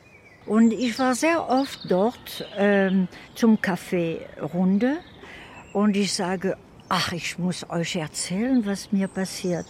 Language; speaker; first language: German; non-native, fluent; French